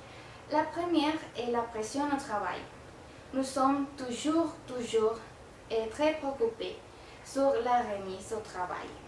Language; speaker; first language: French; non-native, learner; Spanish